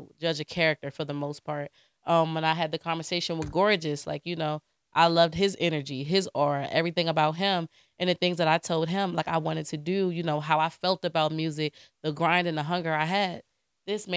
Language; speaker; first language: English; native; English